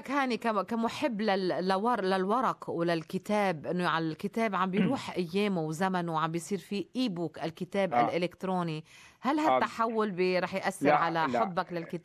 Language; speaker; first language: Arabic; native; Arabic